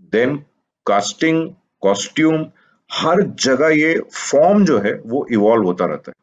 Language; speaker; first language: Hindi; native; Hindi